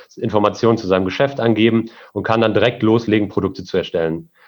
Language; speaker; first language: German; native; German